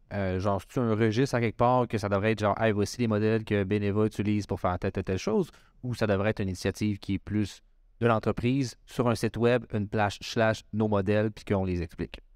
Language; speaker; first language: French; native; French